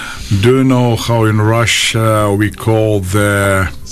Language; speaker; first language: English; non-native, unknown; Russian